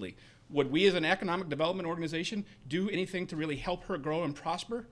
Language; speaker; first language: English; native; English